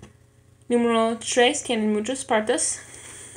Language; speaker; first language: Spanish; non-native, learner; English